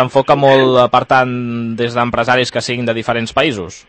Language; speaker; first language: Catalan; native; Catalan